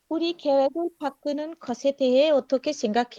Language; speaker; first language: Korean; non-native, learner; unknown